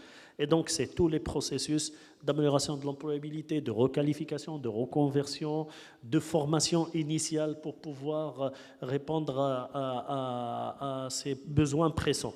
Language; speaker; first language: French; non-native, local second language; Arabic